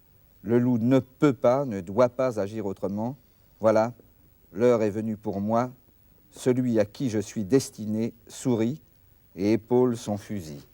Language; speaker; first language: French; native; French